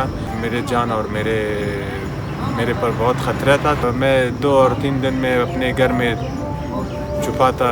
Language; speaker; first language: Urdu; non-native, learner; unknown